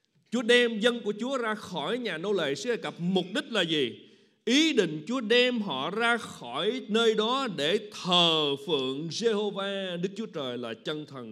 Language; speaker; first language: Vietnamese; native; Vietnamese